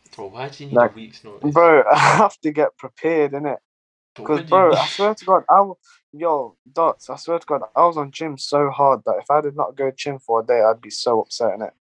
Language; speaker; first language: English; native; English